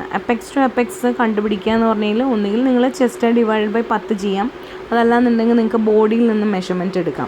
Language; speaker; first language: Malayalam; native; Malayalam